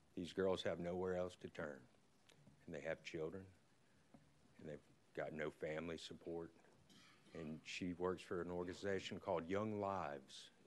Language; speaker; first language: English; native; English